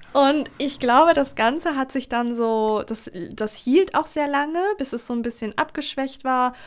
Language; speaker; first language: German; early bilingual, other home language; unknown